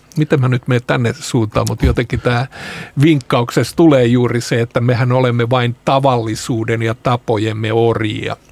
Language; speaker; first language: Finnish; native; Finnish